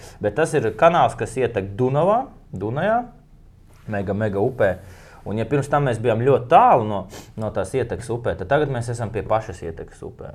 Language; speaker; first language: Latvian; native; Latvian